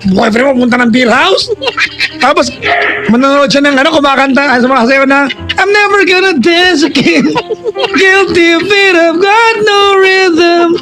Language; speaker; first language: Filipino; non-native, local second language; Iloko